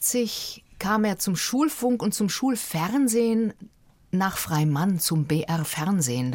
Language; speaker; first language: German; native; German